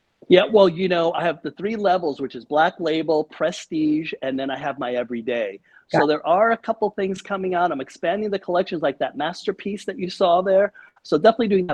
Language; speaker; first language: English; early bilingual, other home language; Spanish